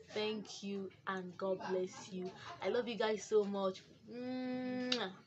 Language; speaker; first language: English; non-native, local second language; Igbo